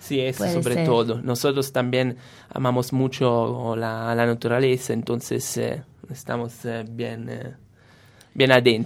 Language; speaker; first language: Spanish; non-native, fluent; Italian